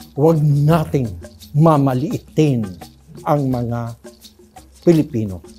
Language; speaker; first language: Filipino; native; Filipino